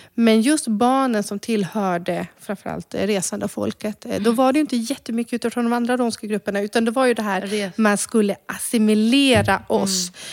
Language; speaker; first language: Swedish; native; Swedish